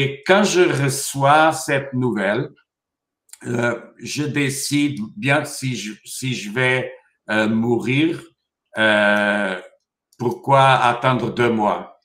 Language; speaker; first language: French; non-native, fluent; Portuguese